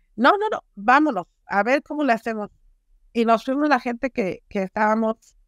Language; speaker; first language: Spanish; native; Spanish